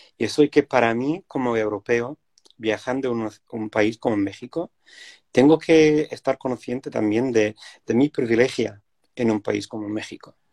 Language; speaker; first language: Spanish; non-native, fluent; English